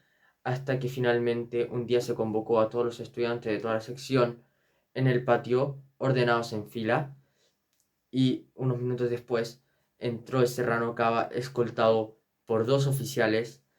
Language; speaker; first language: Spanish; native; Spanish